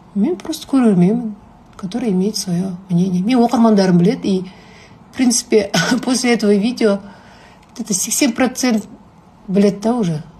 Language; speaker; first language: Russian; non-native, local second language; Kazakh